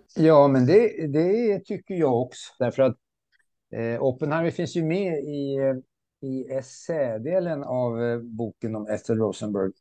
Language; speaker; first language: Swedish; early bilingual, other home language; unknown